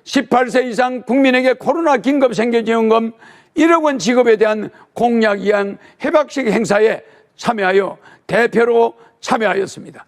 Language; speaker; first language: Korean; native; Korean